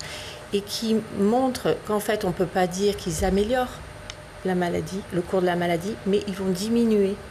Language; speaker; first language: French; native; French